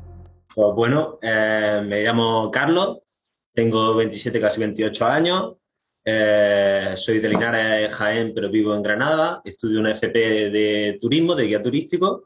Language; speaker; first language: Spanish; native; Spanish